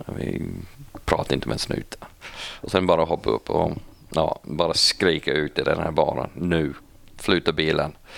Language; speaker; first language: Swedish; non-native, fluent; English